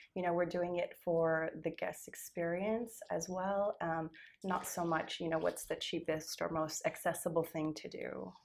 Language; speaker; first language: English; native; English